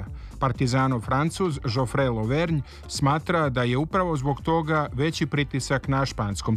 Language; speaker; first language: Serbian; native; Serbian